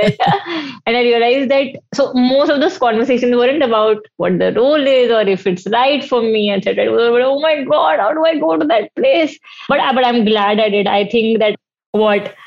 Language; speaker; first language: English; non-native, local second language; Hindi